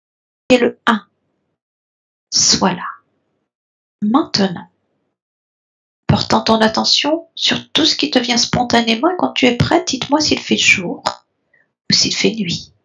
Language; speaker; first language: French; native; French